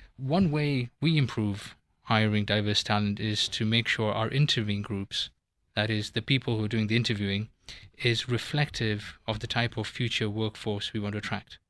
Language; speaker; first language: English; native; English